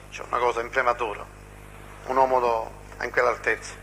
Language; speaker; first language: Italian; non-native, local second language; Sicilian